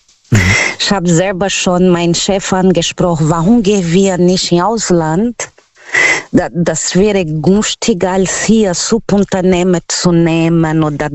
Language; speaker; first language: German; non-native, learner; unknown